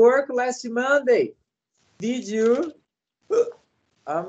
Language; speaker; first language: English; non-native, learner; Portuguese